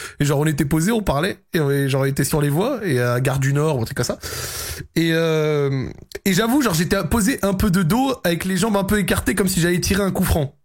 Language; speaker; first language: French; native; French